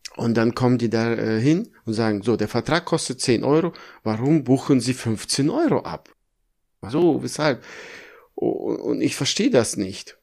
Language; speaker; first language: German; early bilingual, other home language; Russian